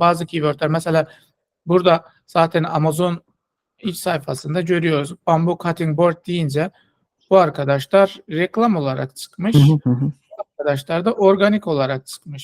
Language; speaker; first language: Turkish; non-native, fluent; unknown